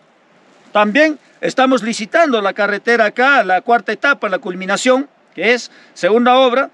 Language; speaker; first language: Spanish; native; Spanish